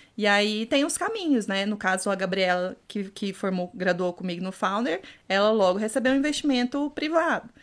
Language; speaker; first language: Portuguese; native; Portuguese